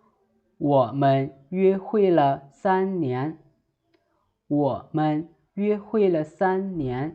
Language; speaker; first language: Chinese; non-native, fluent; Lao